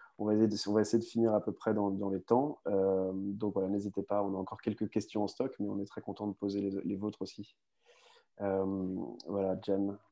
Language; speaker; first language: French; native; French